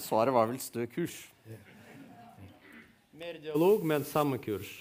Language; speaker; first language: Norwegian; non-native, fluent; Russian